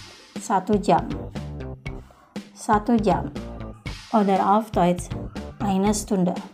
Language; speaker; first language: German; non-native, fluent; Indonesian